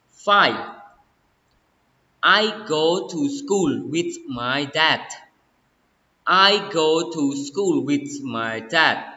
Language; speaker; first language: English; non-native, learner; Khmer